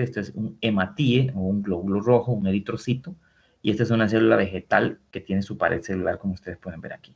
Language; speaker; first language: Spanish; native; Spanish